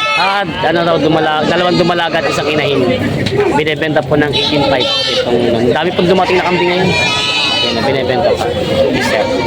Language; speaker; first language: Filipino; native; Filipino